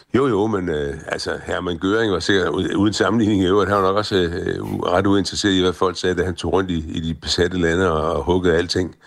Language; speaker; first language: Danish; native; Danish